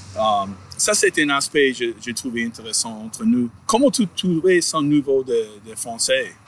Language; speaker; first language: French; non-native, fluent; English